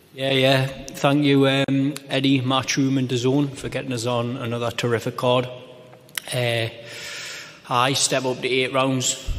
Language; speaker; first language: English; native; English